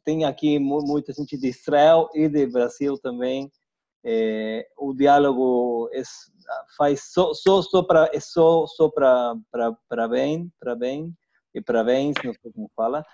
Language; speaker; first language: Portuguese; non-native, fluent; Spanish